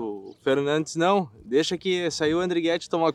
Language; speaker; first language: Portuguese; native; Portuguese